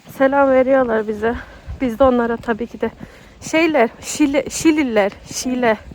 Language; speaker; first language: Turkish; early bilingual, heritage; Turkish